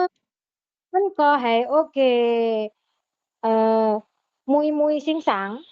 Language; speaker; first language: Cantonese; non-native, learner; Indonesian